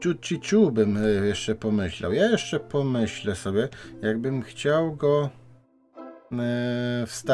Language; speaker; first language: Polish; native; Polish